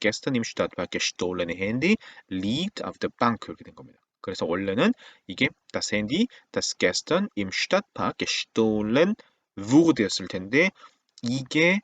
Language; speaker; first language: German; non-native, fluent; Korean